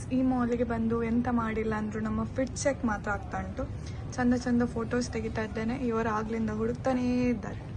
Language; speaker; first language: Kannada; non-native, local second language; Tulu